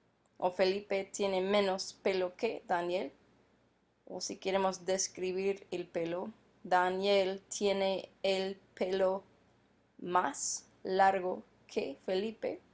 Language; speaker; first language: Spanish; non-native, fluent; English